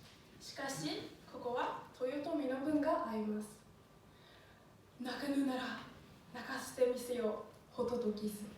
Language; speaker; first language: Japanese; non-native, fluent; Swedish